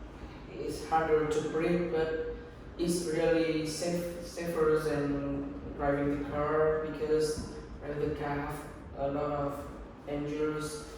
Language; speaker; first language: English; non-native, learner; Vietnamese